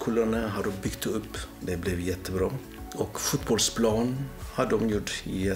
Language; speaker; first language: Swedish; non-native, fluent; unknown